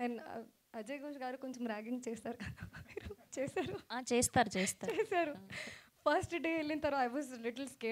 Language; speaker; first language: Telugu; non-native, fluent; Hindi